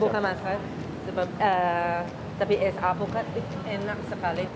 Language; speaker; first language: Indonesian; non-native, fluent; English